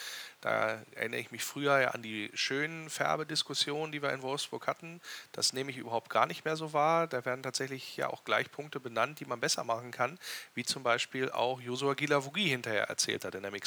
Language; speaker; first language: German; native; German